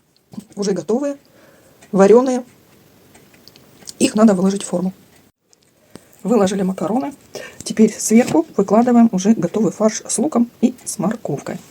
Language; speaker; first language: Russian; native; Russian